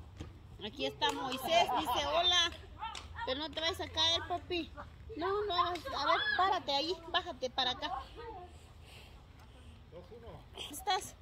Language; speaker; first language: Spanish; native; Spanish